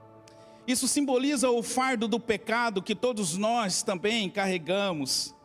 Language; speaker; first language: Portuguese; native; Portuguese